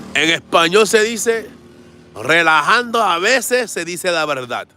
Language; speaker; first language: Spanish; early bilingual, heritage; Spanish